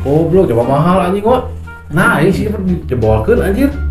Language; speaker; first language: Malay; non-native, local second language; Sundanese